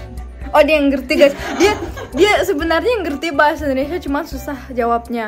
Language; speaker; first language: Indonesian; non-native, fluent; German